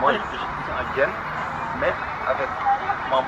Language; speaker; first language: French; non-native, learner; Wolof